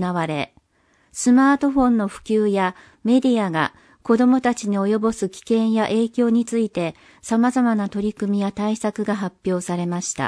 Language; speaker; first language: Japanese; native; Japanese